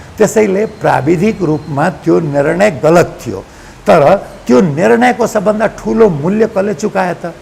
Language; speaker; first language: Nepali; non-native, local second language; Maithili